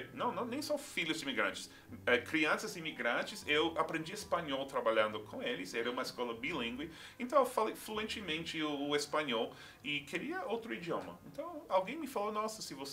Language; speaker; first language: Portuguese; non-native, fluent; English